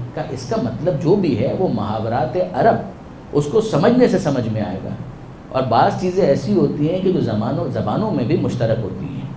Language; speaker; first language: Urdu; non-native, local second language; Gujarati